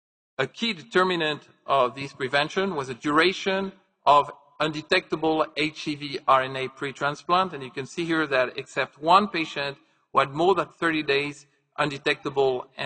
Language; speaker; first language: English; non-native, fluent; French